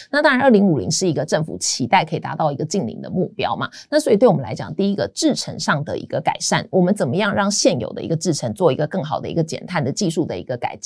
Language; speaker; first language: Chinese; native; Chinese